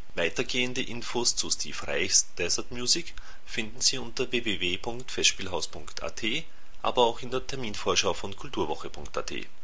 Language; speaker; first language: German; native; German